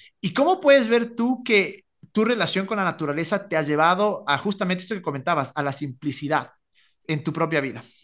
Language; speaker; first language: Spanish; native; Spanish